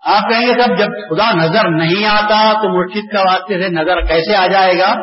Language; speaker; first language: Urdu; native; Urdu